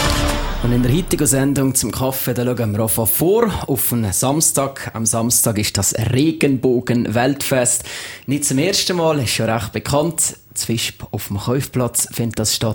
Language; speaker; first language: German; native; German